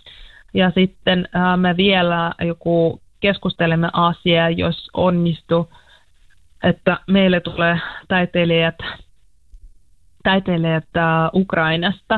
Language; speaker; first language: Finnish; non-native, learner; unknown